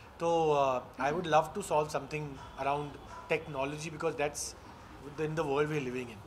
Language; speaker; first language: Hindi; early bilingual, heritage; Hindi